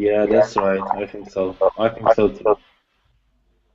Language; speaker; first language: English; non-native, learner; Russian